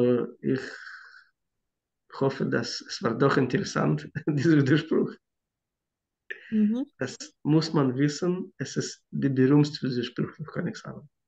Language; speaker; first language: German; non-native, fluent; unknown